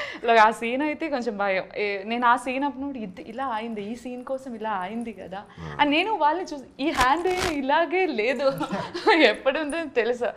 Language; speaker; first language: Telugu; non-native, learner; Malayalam